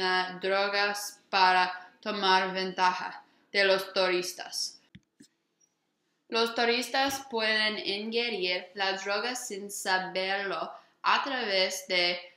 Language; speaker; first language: Spanish; non-native, learner; English